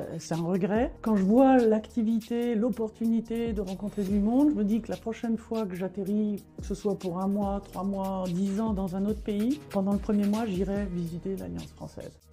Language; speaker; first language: French; native; French